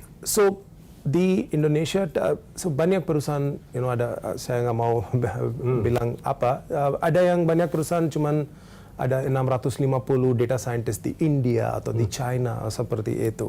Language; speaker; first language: Indonesian; non-native, learner; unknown